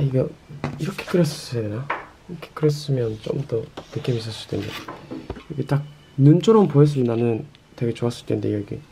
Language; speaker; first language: Korean; non-native, fluent; Japanese